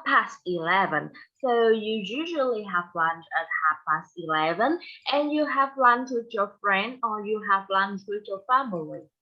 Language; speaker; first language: English; non-native, fluent; Vietnamese